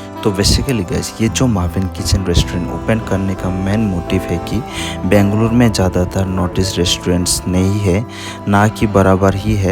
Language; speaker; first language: Hindi; non-native, local second language; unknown